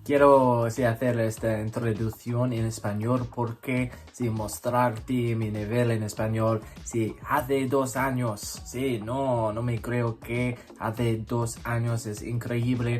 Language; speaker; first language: Spanish; non-native, learner; English